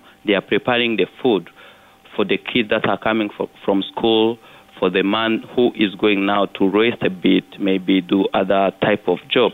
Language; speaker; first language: English; non-native, local second language; Kinyarwanda